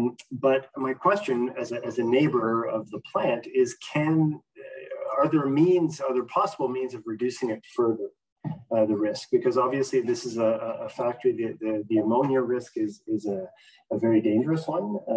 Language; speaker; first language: English; native; English